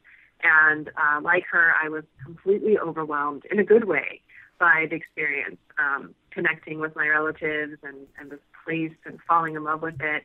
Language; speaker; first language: English; native; English